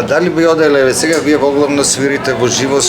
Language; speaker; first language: Macedonian; native; Macedonian